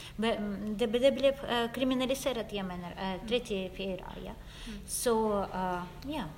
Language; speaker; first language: Swedish; non-native, fluent; Russian